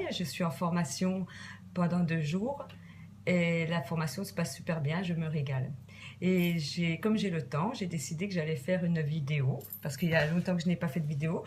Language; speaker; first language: French; native; French